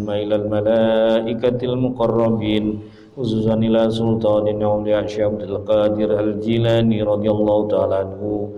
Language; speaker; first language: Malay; non-native, local second language; Javanese